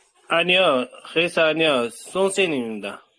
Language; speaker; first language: Korean; non-native, learner; Uzbek